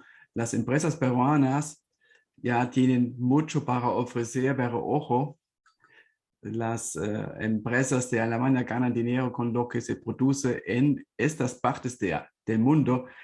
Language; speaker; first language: Spanish; non-native, fluent; German